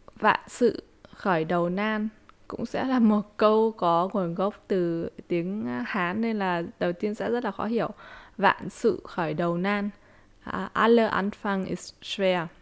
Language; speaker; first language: Vietnamese; early bilingual, heritage; Vietnamese